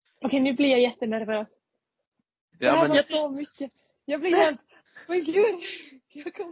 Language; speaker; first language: Swedish; non-native, fluent; Finnish